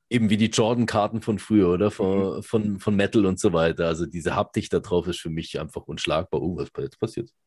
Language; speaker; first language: German; native; German